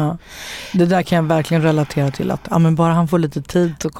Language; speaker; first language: Swedish; native; Swedish